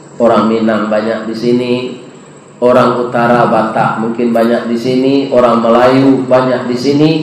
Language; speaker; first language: Malay; non-native, local second language; Minangkabau